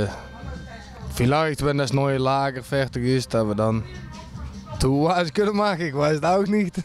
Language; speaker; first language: German; non-native, learner; Dutch